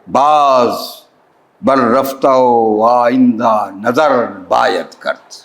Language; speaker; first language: Persian; non-native, fluent; Urdu